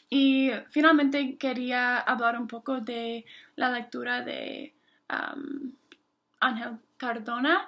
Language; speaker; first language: Spanish; non-native, fluent; English